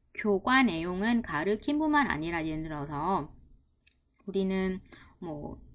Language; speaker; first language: Korean; non-native, fluent; Vietnamese